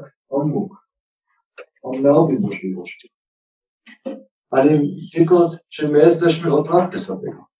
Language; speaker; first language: Polish; non-native, learner; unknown